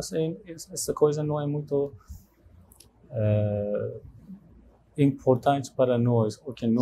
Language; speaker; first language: Portuguese; non-native, fluent; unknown